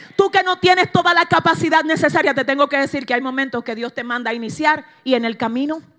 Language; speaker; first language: Spanish; native; Spanish